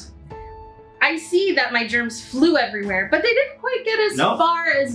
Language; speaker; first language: English; native; English